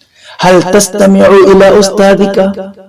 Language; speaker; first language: Arabic; non-native, fluent; Urdu